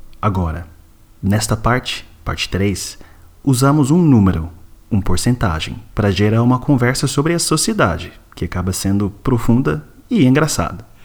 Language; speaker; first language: Portuguese; non-native, fluent; English